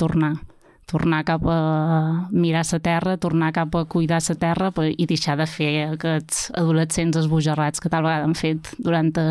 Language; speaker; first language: Catalan; native; Catalan